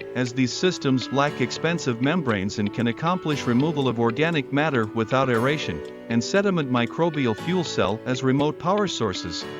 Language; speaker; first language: English; non-native, fluent; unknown